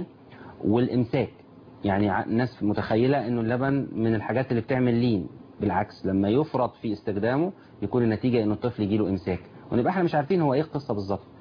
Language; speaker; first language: Arabic; native; Arabic